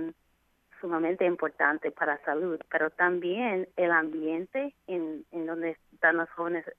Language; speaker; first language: Spanish; non-native, fluent; English